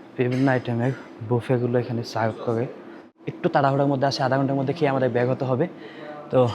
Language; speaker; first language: Bangla; native; Bangla